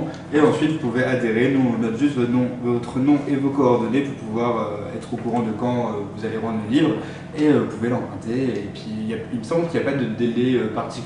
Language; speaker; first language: French; native; French